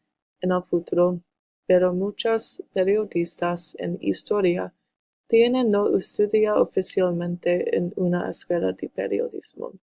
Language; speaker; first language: Spanish; non-native, learner; English